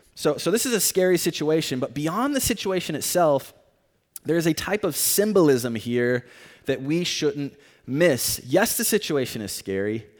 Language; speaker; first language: English; native; English